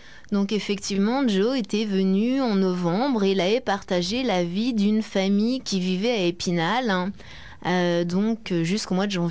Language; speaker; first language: French; native; French